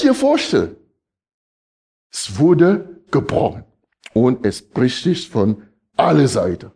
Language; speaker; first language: German; non-native, fluent; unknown